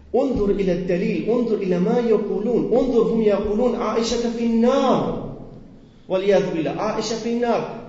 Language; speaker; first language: Arabic; non-native, learner; Persian